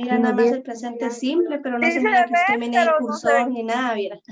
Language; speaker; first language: Spanish; native; Spanish